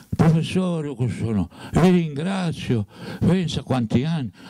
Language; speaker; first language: Italian; native; Italian